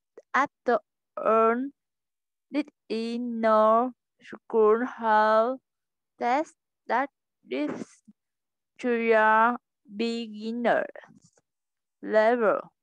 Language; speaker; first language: English; non-native, learner; Vietnamese